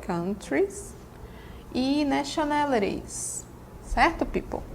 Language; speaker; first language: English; non-native, fluent; Portuguese